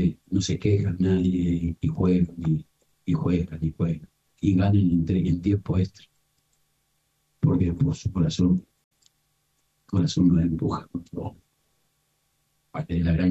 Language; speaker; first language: Spanish; native; Spanish